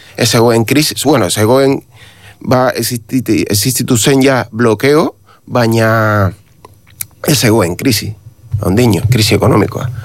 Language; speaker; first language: Basque; non-native, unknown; Spanish